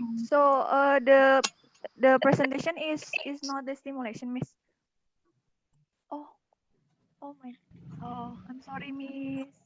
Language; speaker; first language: English; non-native, learner; Indonesian